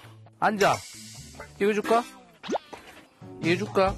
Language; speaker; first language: Korean; native; Korean